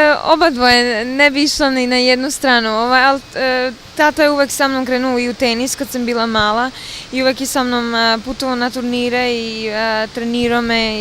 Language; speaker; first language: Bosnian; early bilingual, other home language; Serbian